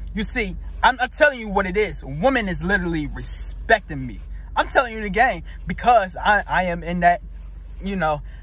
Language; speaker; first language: English; native; English